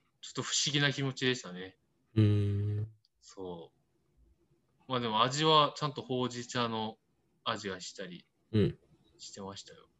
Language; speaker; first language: Japanese; non-native, fluent; Korean